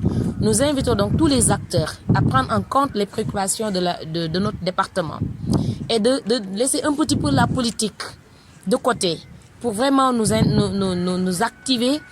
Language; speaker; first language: French; non-native, local second language; Wolof